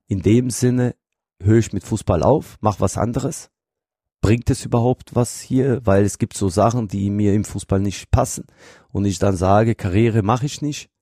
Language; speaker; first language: German; non-native, fluent; Bosnian